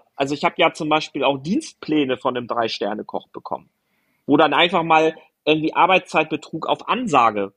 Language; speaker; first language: German; native; German